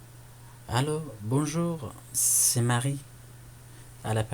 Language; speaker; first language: French; non-native, fluent; Persian